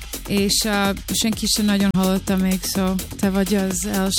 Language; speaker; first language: Hungarian; early bilingual, heritage; English